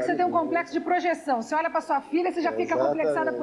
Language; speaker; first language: Portuguese; native; Portuguese